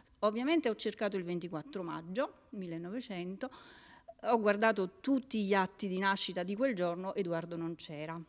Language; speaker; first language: Italian; native; Italian